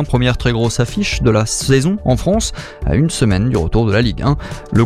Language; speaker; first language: French; native; French